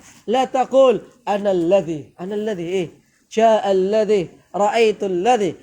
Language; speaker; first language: Arabic; non-native, fluent; Indonesian